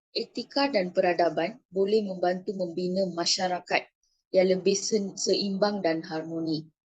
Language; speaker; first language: Malay; non-native, local second language; Tamil